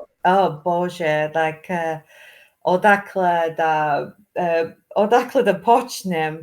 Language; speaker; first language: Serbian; non-native, learner; English